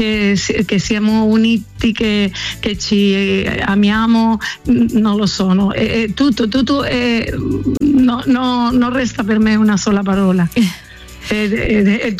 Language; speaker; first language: Italian; non-native, fluent; Spanish